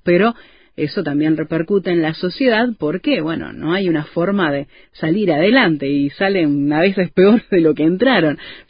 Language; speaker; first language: Spanish; native; Spanish